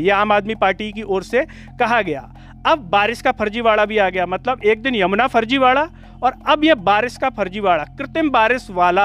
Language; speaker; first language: Hindi; native; Hindi